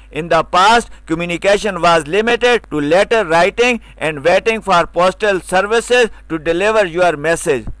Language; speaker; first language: English; non-native, local second language; Urdu